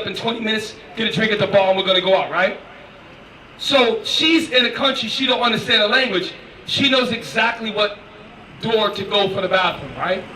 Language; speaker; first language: English; native; English